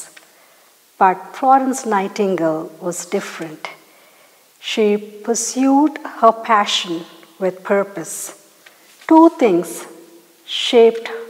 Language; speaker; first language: English; non-native, local second language; Malayalam